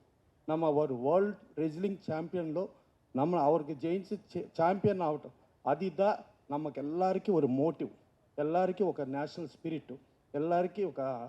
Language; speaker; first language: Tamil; non-native, learner; Telugu